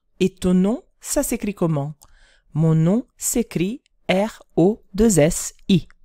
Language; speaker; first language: French; non-native, fluent; Italian